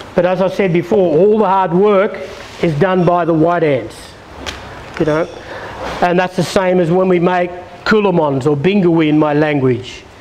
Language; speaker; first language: English; native; English